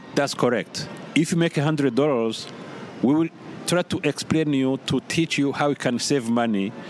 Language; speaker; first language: English; non-native, fluent; Rundi